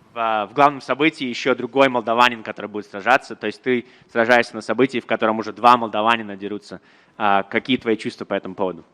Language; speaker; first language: Russian; native; Russian